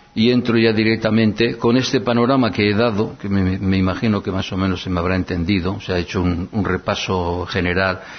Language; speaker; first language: Spanish; non-native, local second language; Basque